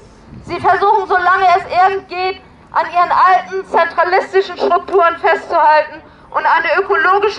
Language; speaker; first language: German; native; German